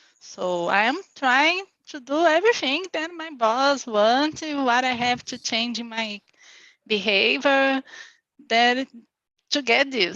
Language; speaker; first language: English; non-native, learner; Portuguese